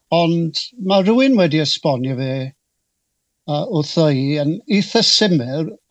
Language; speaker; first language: Welsh; non-native, local second language; English